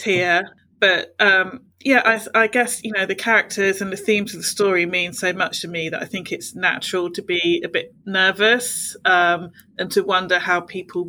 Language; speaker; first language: English; native; English